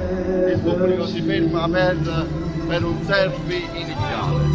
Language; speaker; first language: Italian; native; Italian